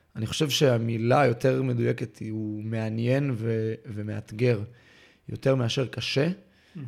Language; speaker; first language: Hebrew; native; Hebrew